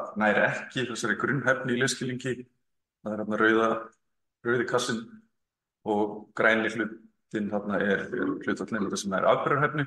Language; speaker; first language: Icelandic; native; Icelandic